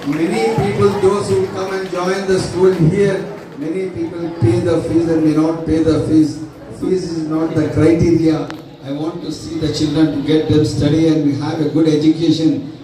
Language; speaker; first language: English; non-native, local second language; Telugu